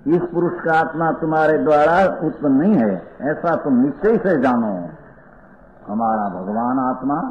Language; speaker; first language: Hindi; non-native, local second language; Gujarati